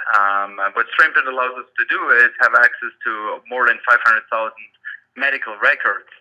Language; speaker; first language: English; non-native, fluent; German